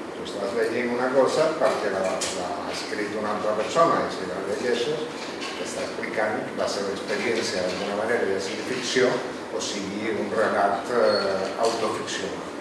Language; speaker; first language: Catalan; non-native, fluent; Spanish